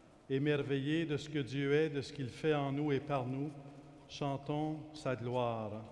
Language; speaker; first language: French; native; French